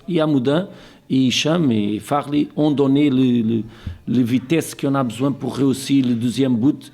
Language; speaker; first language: French; non-native, fluent; Portuguese